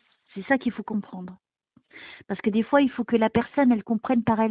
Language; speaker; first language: French; native; French